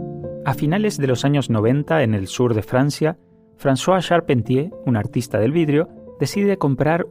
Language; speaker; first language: Spanish; native; Spanish